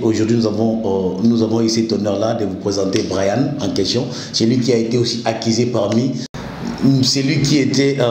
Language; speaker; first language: French; non-native, local second language; Lingala